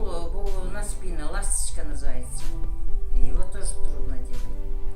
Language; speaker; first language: Russian; non-native, local second language; Kyrgyz